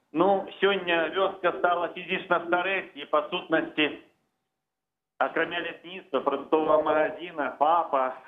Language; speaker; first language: Belarusian; native; Belarusian